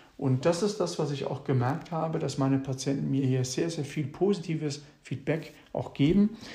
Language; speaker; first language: German; early bilingual, other home language; Italian